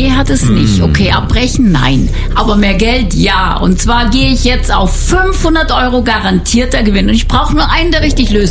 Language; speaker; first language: German; native; German